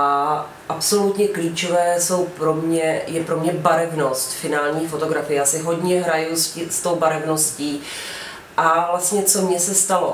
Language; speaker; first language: Czech; native; Czech